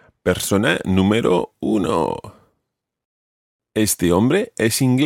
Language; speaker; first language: Spanish; non-native, fluent; English